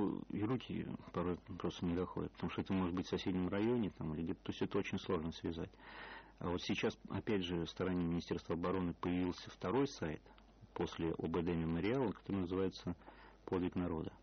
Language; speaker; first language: Russian; native; Russian